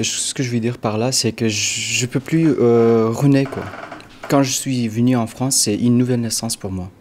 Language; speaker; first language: French; non-native, fluent; Arabic